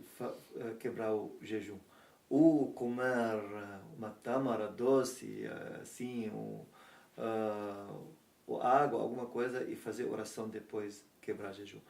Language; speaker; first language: Portuguese; non-native, learner; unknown